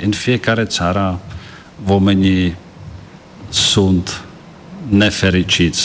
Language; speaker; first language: Romanian; non-native, fluent; Czech